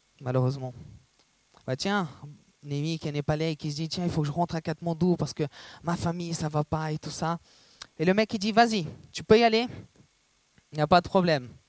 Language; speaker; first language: French; non-native, fluent; Portuguese